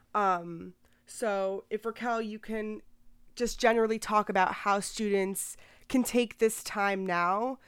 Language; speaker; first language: English; native; English